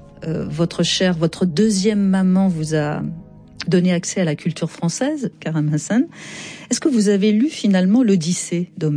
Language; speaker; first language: French; native; French